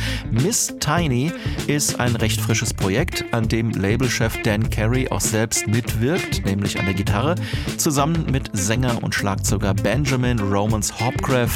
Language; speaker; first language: German; native; German